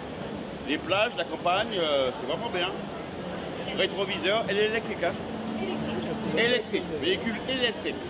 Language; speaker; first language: French; native; French